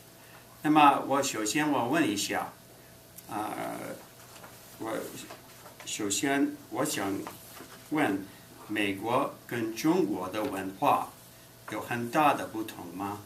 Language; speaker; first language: Chinese; non-native, fluent; English